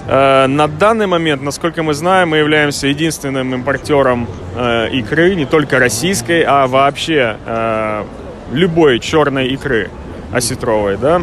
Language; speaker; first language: Russian; native; Russian